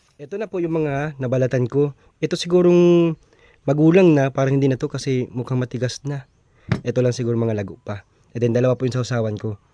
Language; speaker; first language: Filipino; native; Filipino